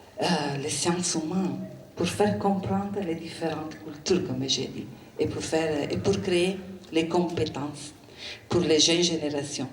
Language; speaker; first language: French; non-native, learner; Italian